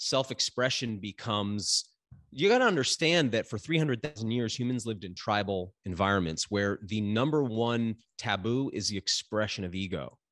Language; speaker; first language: English; native; English